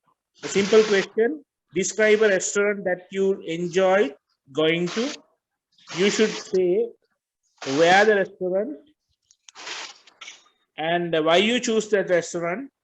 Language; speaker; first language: English; non-native, local second language; Sinhala